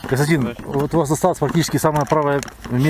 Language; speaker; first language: Russian; native; Russian